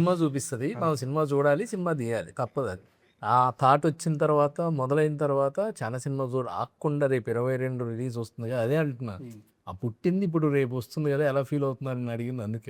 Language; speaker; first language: Telugu; native; Telugu